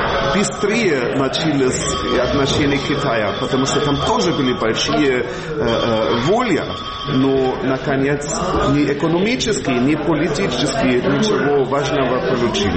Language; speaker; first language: Russian; non-native, fluent; German